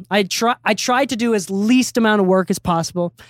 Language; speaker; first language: English; early bilingual, other home language; Japanese